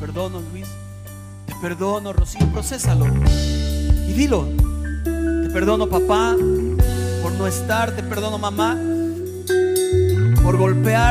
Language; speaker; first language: Spanish; native; Spanish